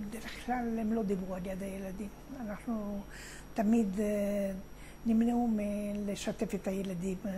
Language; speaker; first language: Hebrew; non-native, fluent; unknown